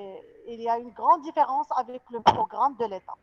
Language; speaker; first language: French; non-native, local second language; Arabic